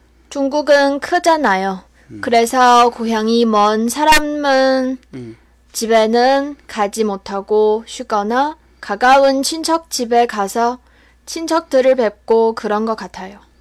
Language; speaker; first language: Korean; non-native, fluent; Chinese